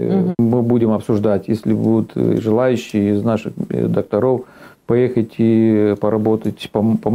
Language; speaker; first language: Russian; non-native, local second language; Romanian